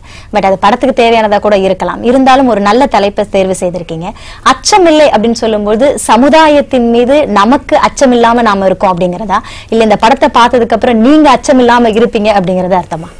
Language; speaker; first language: Tamil; native; Tamil